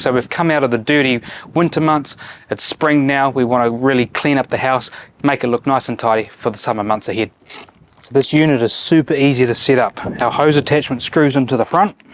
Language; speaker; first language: English; native; English